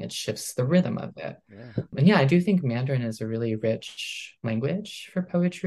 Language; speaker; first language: English; early bilingual, other home language; Min Nan Chinese